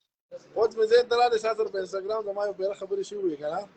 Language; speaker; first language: Arabic; non-native, learner; Pashto